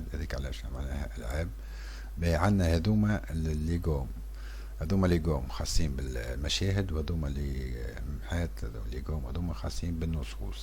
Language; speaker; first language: Arabic; native; Arabic